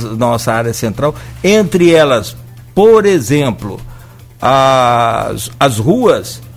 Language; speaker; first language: Portuguese; native; Portuguese